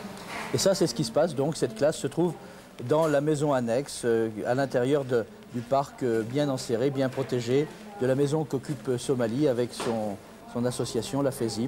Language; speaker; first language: French; native; French